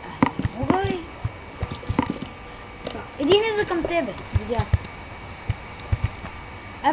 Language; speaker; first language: Bulgarian; native; Bulgarian